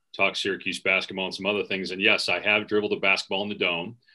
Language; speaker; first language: English; native; English